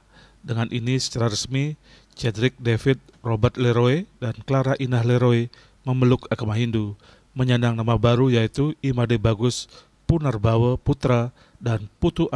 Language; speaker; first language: Indonesian; native; Indonesian